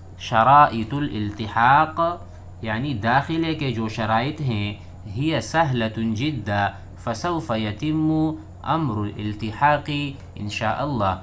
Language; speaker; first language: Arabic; non-native, fluent; Urdu